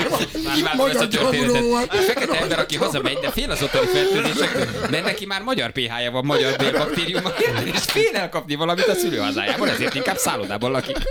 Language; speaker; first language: Hungarian; native; Hungarian